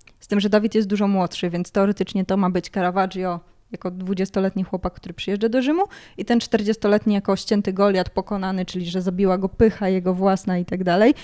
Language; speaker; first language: Polish; native; Polish